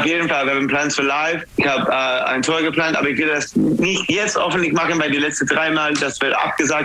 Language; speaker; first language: German; non-native, fluent; English